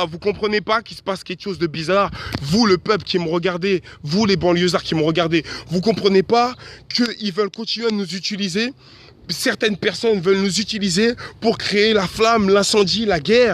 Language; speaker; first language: French; native; French